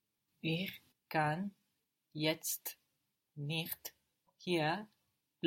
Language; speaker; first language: German; non-native, learner; English